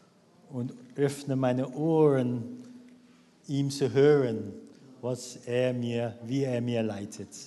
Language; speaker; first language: German; non-native, fluent; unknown